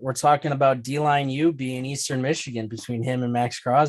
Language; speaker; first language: English; native; English